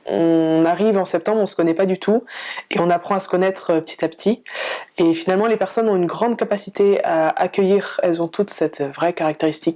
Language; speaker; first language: French; native; French